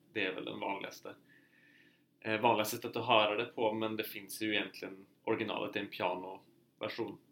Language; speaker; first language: Swedish; native; Swedish